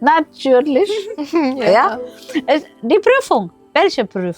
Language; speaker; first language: German; non-native, fluent; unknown